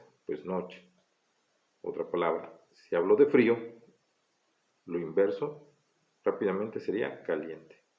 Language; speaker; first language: Spanish; native; Spanish